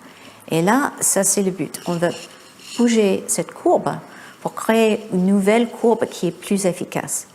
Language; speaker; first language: French; non-native, fluent; English